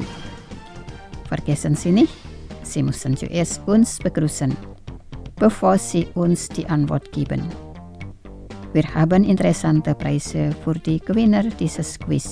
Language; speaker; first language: German; non-native, fluent; Indonesian